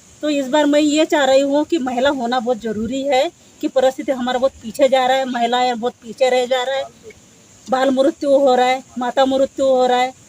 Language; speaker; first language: Hindi; non-native, local second language; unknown